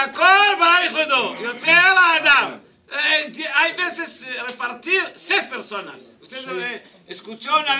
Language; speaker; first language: Spanish; non-native, learner; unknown